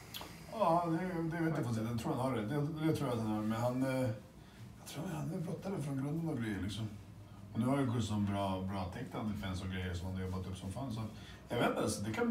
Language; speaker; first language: Swedish; early bilingual, other home language; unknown